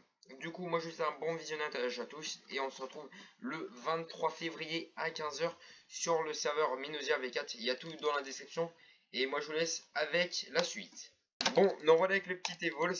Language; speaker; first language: French; native; French